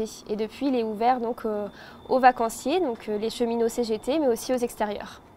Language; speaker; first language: French; native; French